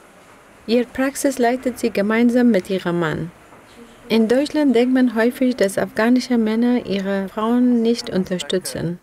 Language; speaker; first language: German; non-native, fluent; Persian